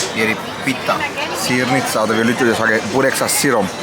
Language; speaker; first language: German; non-native, local second language; Croatian